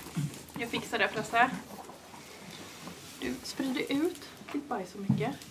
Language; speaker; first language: Swedish; native; Swedish